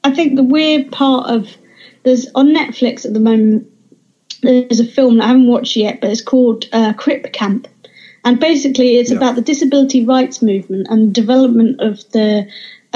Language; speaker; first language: English; native; English